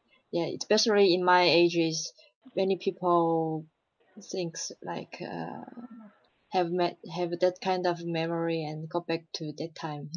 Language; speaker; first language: English; non-native, learner; Chinese